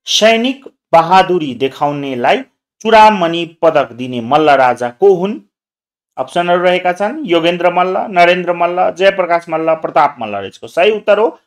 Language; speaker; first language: Nepali; non-native, local second language; Maithili